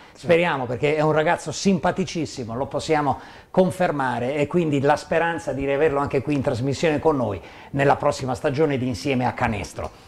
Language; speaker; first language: Italian; native; Italian